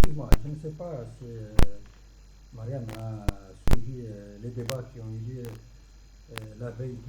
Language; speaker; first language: French; non-native, local second language; Arabic